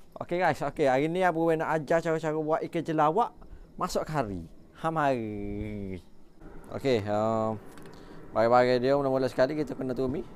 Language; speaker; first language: Malay; native; Malay